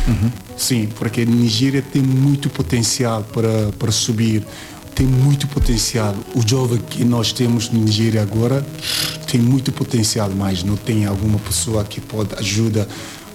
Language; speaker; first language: Portuguese; non-native, learner; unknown